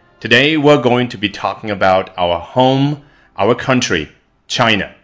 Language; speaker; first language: English; non-native, fluent; Chinese